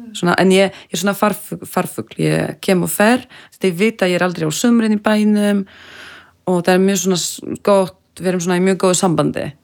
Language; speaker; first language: Icelandic; non-native, fluent; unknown